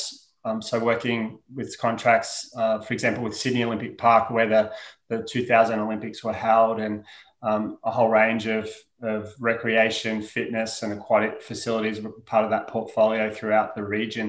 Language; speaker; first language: English; native; English